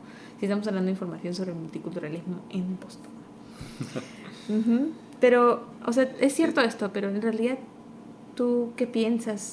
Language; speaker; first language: Spanish; early bilingual, heritage; Spanish